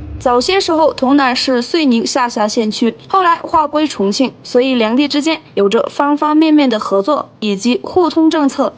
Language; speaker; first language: Chinese; non-native, local second language; Tibetan